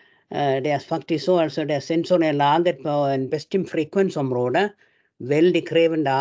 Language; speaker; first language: Norwegian; non-native, fluent; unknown